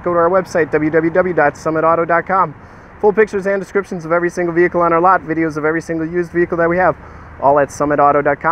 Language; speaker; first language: English; native; English